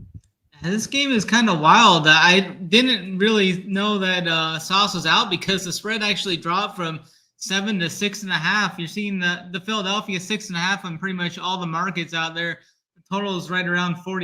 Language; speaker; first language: English; native; English